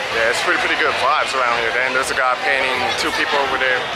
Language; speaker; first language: English; native; English